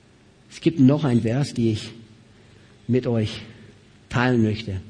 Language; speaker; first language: German; non-native, fluent; English